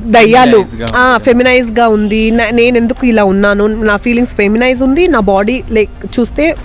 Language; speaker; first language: Telugu; non-native, local second language; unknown